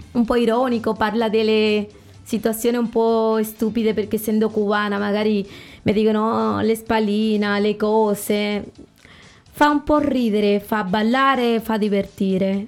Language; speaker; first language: Italian; non-native, fluent; Spanish